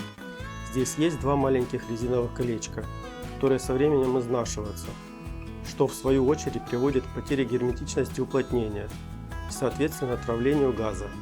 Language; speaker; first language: Russian; native; Russian